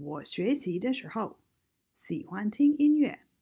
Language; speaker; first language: Chinese; non-native, fluent; English